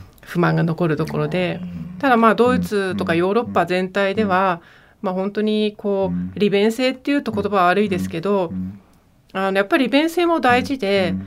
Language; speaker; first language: Japanese; early bilingual, heritage; German